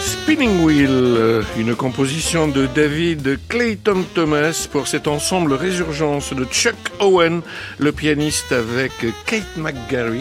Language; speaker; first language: French; native; French